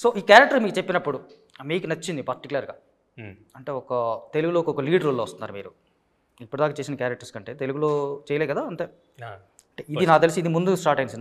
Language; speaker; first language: Telugu; native; Telugu